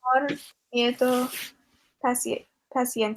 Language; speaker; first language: Spanish; non-native, learner; English